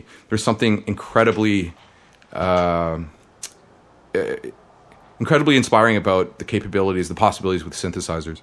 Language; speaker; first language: English; native; English